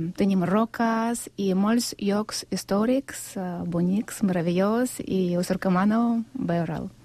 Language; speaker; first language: Catalan; non-native, fluent; Russian